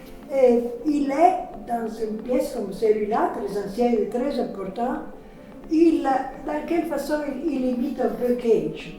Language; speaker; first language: French; non-native, fluent; Italian